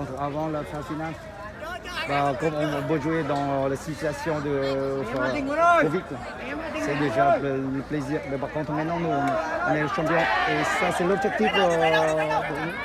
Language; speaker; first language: French; non-native, learner; Vietnamese